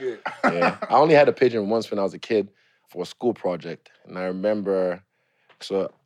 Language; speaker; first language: English; native; English